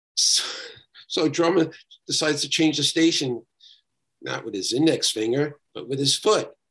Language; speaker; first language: English; native; English